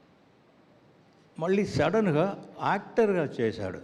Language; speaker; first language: Telugu; non-native, learner; Tamil